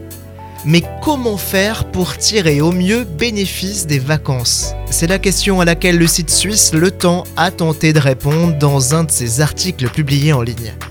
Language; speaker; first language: French; native; French